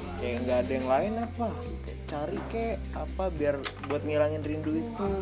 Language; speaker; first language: Indonesian; native; Indonesian